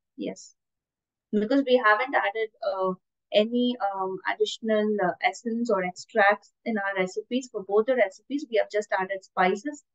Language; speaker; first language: English; non-native, local second language; Tamil